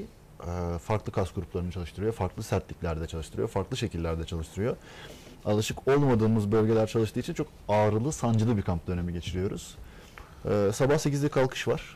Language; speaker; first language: Turkish; native; Turkish